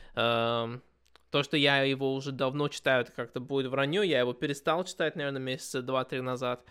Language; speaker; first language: Russian; early bilingual, other home language; English